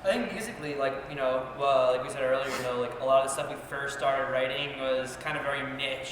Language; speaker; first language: English; native; English